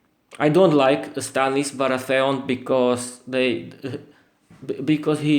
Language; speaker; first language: English; non-native, learner; Slovak